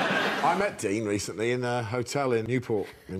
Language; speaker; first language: English; native; English